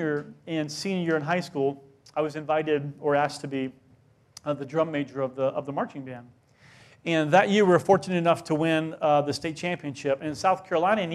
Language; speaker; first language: English; native; English